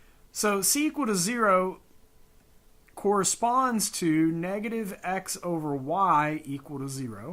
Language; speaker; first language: English; native; English